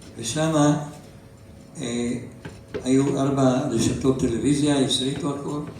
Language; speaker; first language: Hebrew; non-native, fluent; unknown